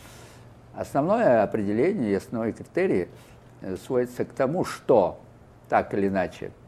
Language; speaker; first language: Russian; native; Russian